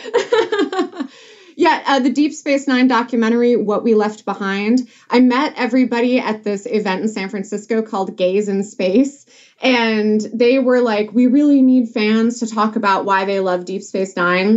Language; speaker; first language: English; native; English